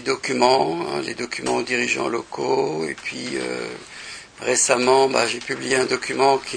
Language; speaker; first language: French; native; French